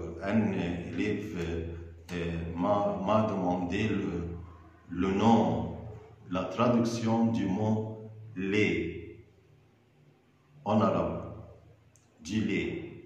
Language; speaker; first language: French; non-native, fluent; Arabic